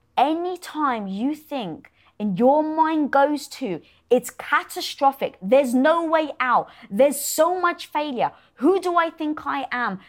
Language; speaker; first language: English; native; English